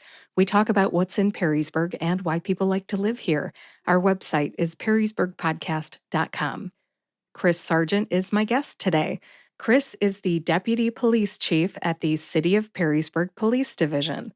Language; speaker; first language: English; native; English